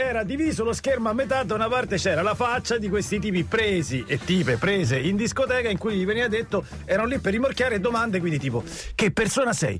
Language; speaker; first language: Italian; native; Italian